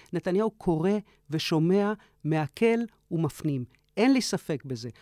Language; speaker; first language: Hebrew; early bilingual, other home language; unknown